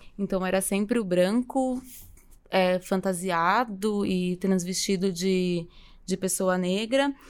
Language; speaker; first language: Portuguese; native; Portuguese